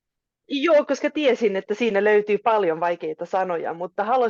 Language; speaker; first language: Finnish; non-native, local second language; Swedish